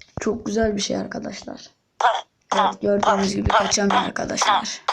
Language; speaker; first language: Turkish; native; Turkish